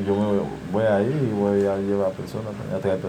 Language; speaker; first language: Spanish; non-native, fluent; Haitian Creole